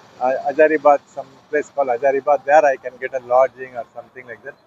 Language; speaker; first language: English; non-native, local second language; Tamil